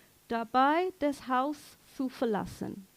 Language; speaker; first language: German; non-native, learner; English